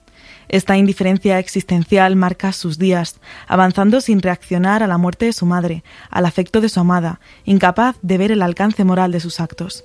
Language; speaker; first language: Spanish; native; Spanish